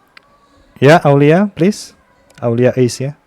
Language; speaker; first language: English; non-native, fluent; Indonesian